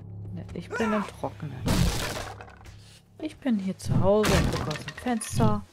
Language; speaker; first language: German; native; German